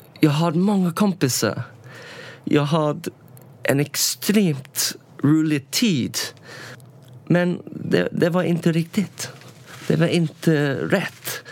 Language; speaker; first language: Swedish; non-native, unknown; English